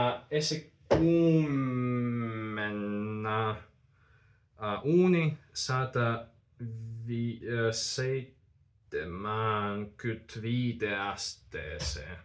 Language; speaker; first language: Finnish; non-native, fluent; Russian